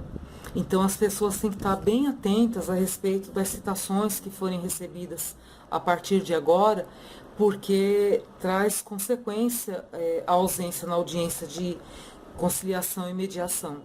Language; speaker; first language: Portuguese; native; Portuguese